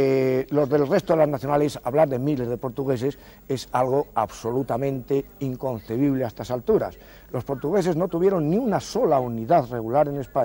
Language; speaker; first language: Spanish; native; Spanish